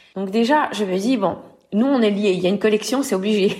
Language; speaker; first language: French; native; French